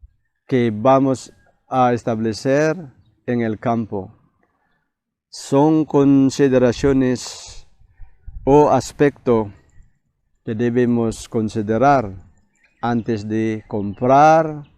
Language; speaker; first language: Spanish; non-native, fluent; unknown